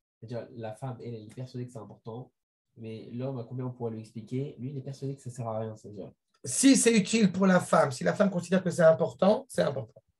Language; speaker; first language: French; native; French